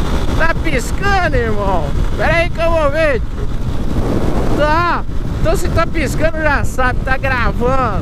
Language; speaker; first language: Portuguese; native; Portuguese